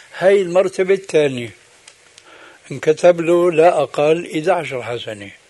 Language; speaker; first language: Arabic; early bilingual, other home language; Albanian